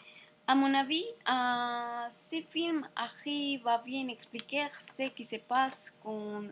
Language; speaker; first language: French; non-native, learner; Spanish